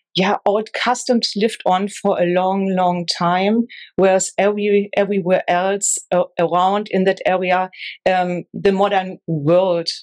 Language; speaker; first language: English; non-native, fluent; German